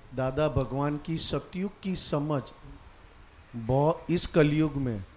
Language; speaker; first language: Hindi; non-native, local second language; Gujarati